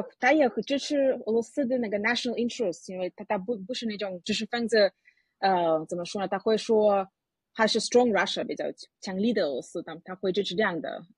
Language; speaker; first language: Chinese; non-native, fluent; Russian